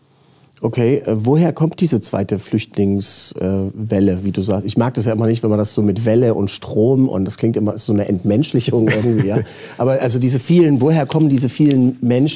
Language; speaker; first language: German; native; German